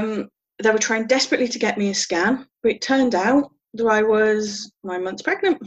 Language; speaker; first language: English; native; English